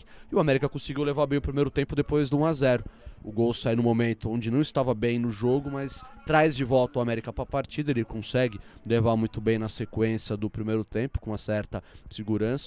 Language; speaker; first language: Portuguese; native; Portuguese